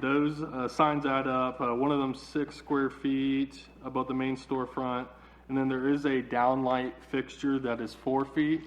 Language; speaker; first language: English; native; English